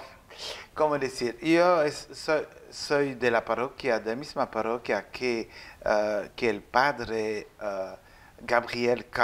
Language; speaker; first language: Spanish; non-native, learner; French